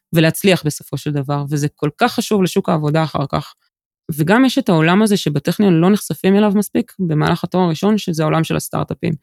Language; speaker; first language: Hebrew; native; Hebrew